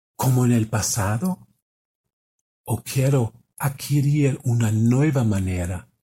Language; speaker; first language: Spanish; non-native, fluent; German